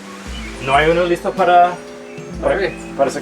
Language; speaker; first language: Spanish; non-native, learner; English